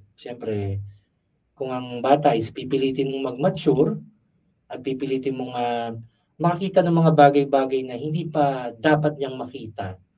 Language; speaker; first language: Filipino; native; Filipino